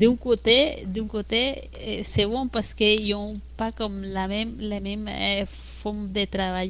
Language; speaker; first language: French; non-native, fluent; Spanish